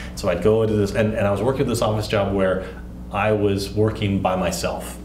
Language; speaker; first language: English; native; English